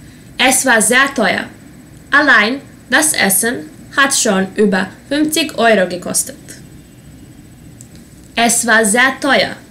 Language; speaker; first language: German; non-native, fluent; Serbian